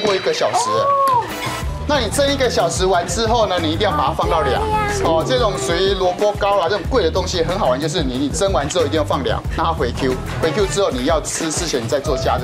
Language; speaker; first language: Chinese; native; Chinese